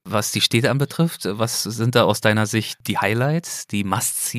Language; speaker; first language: German; native; German